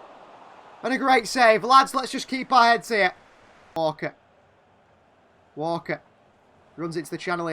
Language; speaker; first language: English; native; English